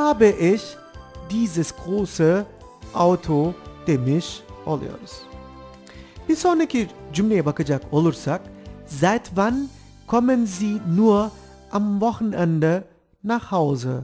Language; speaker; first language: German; non-native, fluent; Turkish